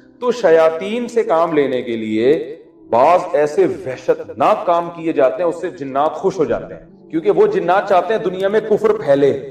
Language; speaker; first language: Urdu; native; Urdu